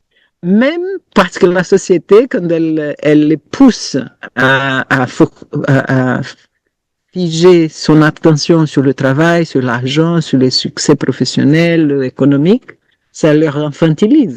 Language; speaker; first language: French; non-native, fluent; Portuguese